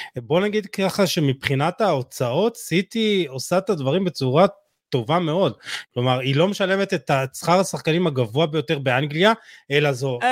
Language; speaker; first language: Hebrew; native; Hebrew